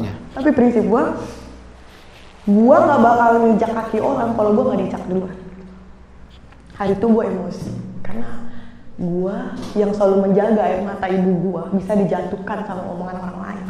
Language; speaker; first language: Indonesian; native; Indonesian